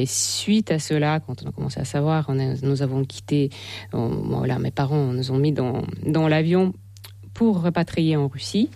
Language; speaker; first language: French; non-native, fluent; Russian